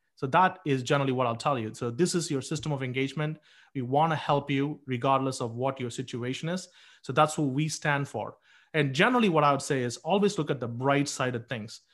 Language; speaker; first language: English; non-native, local second language; Tamil